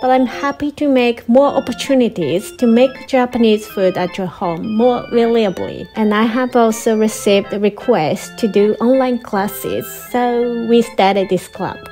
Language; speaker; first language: English; non-native, fluent; Japanese